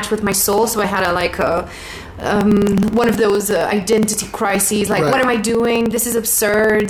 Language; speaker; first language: English; non-native, fluent; Romanian